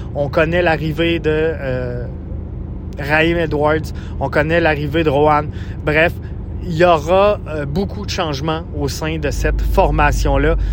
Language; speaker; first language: French; native; French